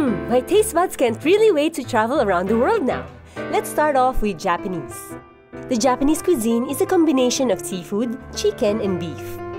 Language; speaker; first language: English; non-native, local second language; Filipino